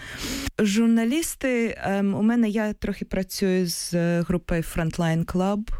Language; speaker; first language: Ukrainian; non-native, fluent; English